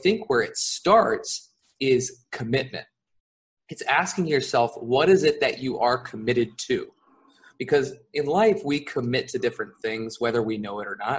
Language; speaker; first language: English; native; English